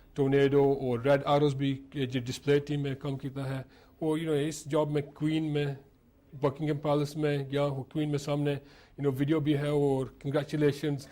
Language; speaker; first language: Urdu; early bilingual, heritage; Urdu